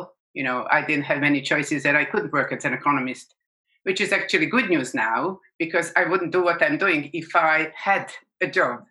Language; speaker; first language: English; non-native, fluent; Serbian